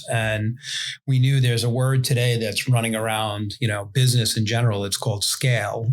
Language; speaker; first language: English; native; English